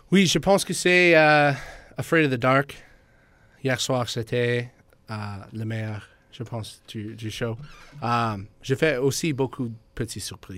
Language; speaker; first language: French; non-native, learner; English